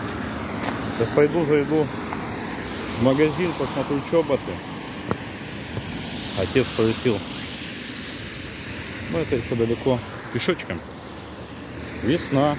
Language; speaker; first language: Russian; native; Russian